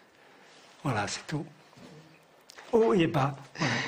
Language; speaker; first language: French; non-native, fluent; Tibetan